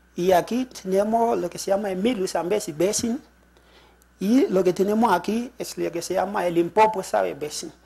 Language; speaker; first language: Spanish; non-native, fluent; Shona